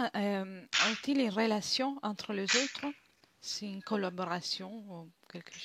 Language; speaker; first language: French; non-native, fluent; Italian